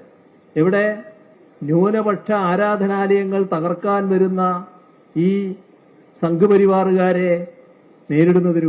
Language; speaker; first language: Malayalam; native; Malayalam